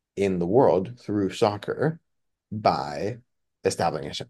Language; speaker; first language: English; non-native, fluent; Spanish